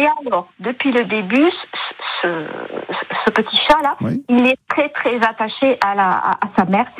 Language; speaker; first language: French; native; French